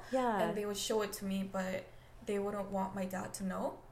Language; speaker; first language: English; native; English